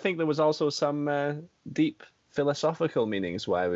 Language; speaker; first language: English; native; English